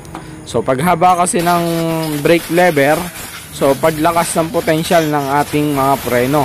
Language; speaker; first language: Filipino; native; Filipino